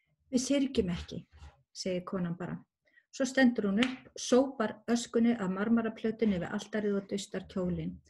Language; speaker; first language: Icelandic; native; Icelandic